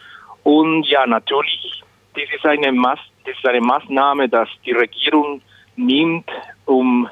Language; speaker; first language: German; non-native, learner; Spanish